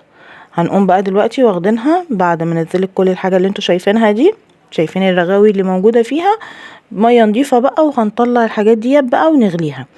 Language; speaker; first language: Arabic; native; Arabic